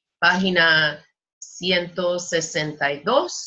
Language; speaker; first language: Spanish; non-native, fluent; English